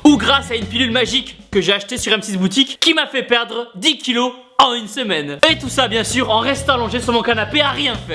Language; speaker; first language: French; native; French